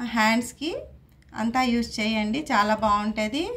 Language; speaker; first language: Hindi; non-native, local second language; Telugu